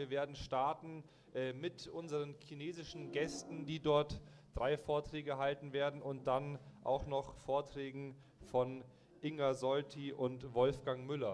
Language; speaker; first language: German; native; German